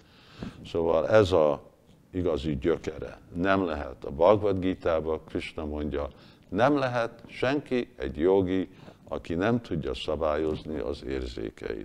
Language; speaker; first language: Hungarian; early bilingual, heritage; Hungarian